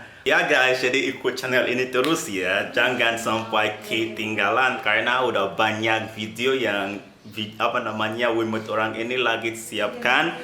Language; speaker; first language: Indonesian; non-native, fluent; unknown